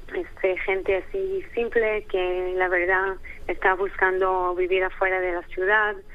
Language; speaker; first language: Spanish; early bilingual, heritage; Hebrew